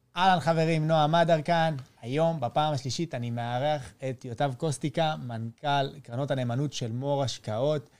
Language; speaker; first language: Hebrew; early bilingual, other home language; French